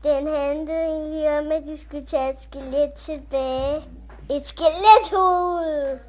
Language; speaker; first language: Danish; early bilingual, other home language; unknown